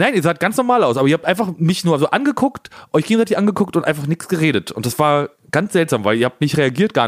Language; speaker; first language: German; native; German